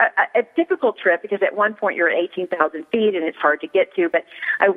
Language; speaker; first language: English; native; English